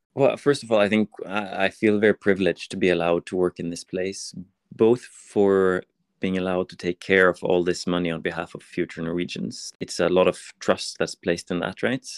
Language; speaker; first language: English; non-native, fluent; Norwegian